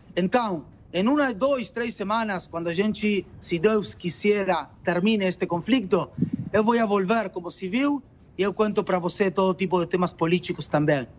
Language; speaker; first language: Portuguese; non-native, learner; Spanish